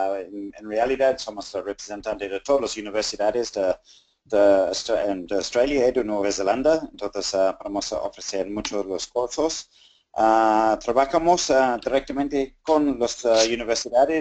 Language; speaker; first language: Spanish; non-native, fluent; English